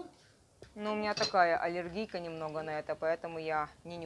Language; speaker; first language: Russian; native; Russian